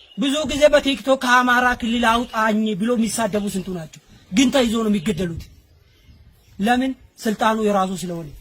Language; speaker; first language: Amharic; non-native, local second language; Oromo